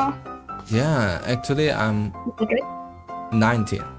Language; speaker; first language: English; non-native, learner; Indonesian